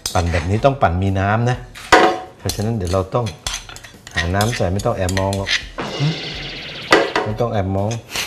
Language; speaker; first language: Thai; native; Thai